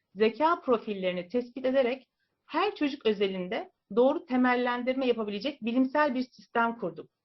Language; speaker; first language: Turkish; native; Turkish